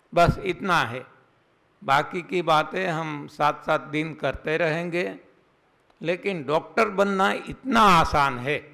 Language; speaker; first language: Hindi; non-native, local second language; Gujarati